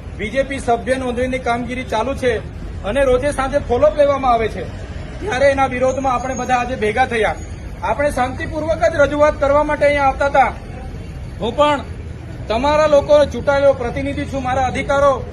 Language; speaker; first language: Gujarati; non-native, local second language; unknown